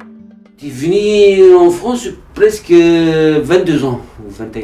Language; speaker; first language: French; non-native, learner; Arabic